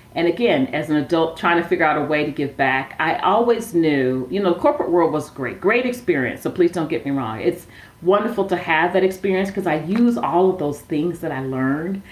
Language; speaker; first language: English; native; English